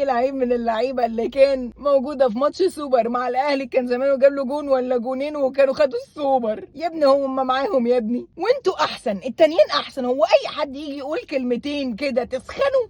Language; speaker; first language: Arabic; native; Arabic